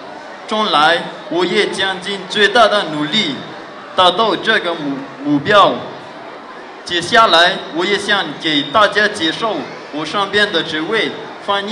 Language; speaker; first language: Chinese; non-native, fluent; Malagasy